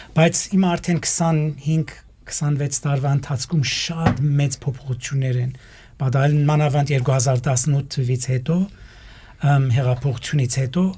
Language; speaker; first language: Armenian; early bilingual, heritage; Armenian